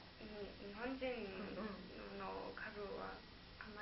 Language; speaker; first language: Japanese; non-native, learner; German